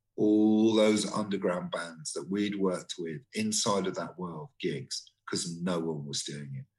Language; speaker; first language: English; native; English